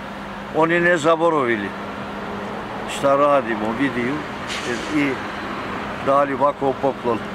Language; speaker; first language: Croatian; early bilingual, heritage; Turkish